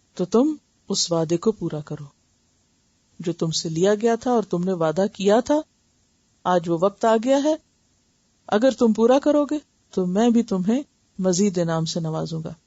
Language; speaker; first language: Urdu; native; Urdu